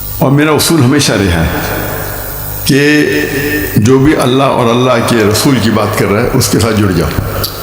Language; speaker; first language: Urdu; non-native, local second language; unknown